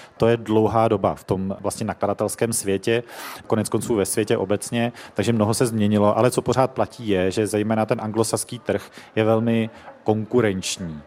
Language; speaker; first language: Czech; native; Czech